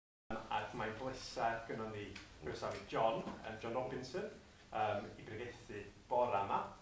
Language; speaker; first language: Welsh; native; Welsh